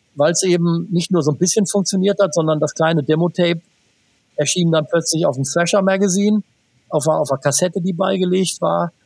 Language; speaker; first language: German; native; German